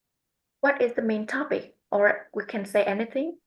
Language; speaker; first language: English; non-native, fluent; Vietnamese